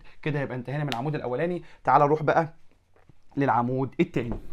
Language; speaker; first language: Arabic; native; Arabic